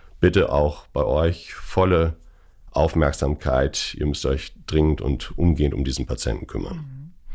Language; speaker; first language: German; native; German